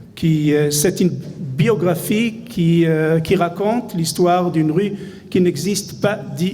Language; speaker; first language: French; non-native, fluent; Hebrew